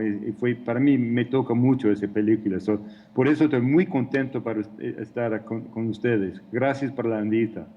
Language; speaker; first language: Spanish; non-native, fluent; English